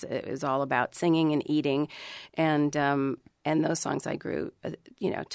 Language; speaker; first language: English; early bilingual, other home language; Spanish